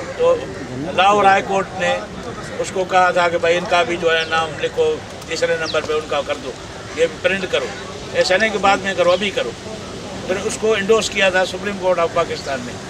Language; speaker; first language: Urdu; non-native, local second language; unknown